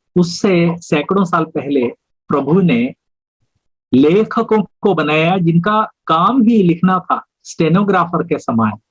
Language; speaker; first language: Hindi; native; Hindi